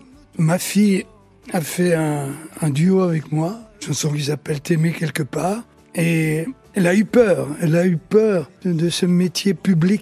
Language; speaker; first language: French; early bilingual, other home language; Italian